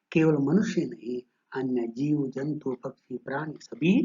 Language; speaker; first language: Hindi; non-native, local second language; Kannada